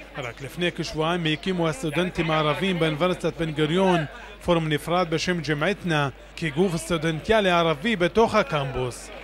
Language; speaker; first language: Hebrew; non-native, local second language; Arabic